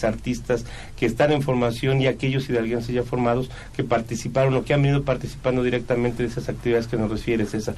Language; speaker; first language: Spanish; native; Spanish